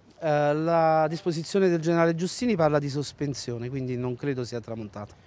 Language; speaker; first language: Italian; native; Italian